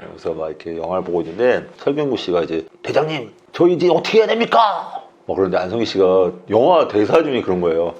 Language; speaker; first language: Korean; native; Korean